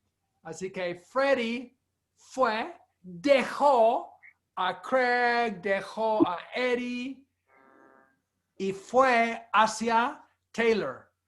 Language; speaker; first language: Spanish; non-native, fluent; English